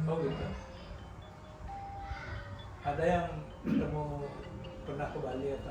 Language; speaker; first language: Indonesian; non-native, local second language; Balinese